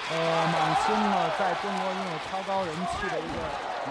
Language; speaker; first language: Chinese; native; Chinese